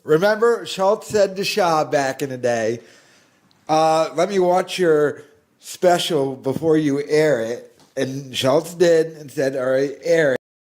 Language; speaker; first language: English; native; English